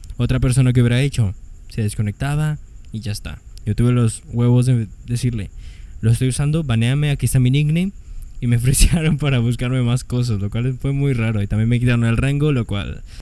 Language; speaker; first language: Spanish; native; Spanish